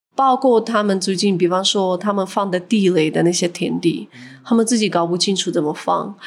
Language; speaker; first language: Chinese; non-native, fluent; Ukrainian